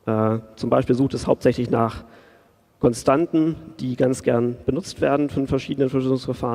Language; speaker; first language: German; native; German